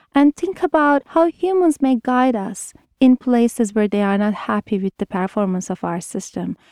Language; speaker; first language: English; non-native, fluent; Turkish